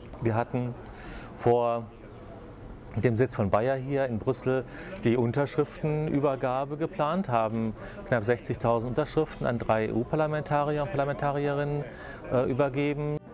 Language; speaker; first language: German; native; German